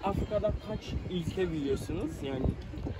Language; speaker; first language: Turkish; non-native, learner; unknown